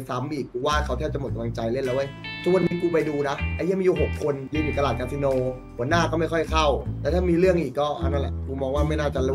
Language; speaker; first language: Thai; native; Thai